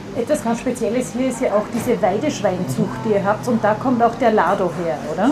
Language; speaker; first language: German; native; German